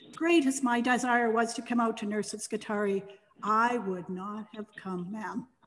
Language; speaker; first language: English; native; English